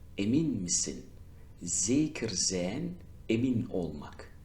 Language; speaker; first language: Dutch; non-native, fluent; Turkish